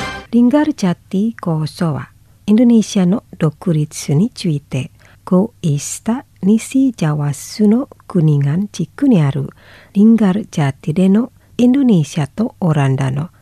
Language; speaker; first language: Japanese; non-native, fluent; Indonesian